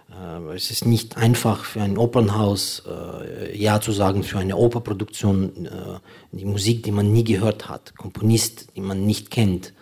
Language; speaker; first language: German; non-native, fluent; Ukrainian